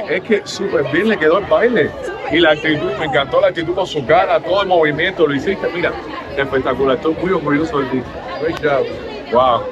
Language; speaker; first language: Spanish; native; Spanish